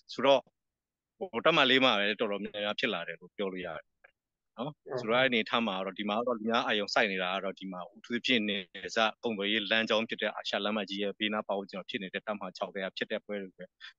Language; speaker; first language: Burmese; non-native, local second language; S'gaw Karen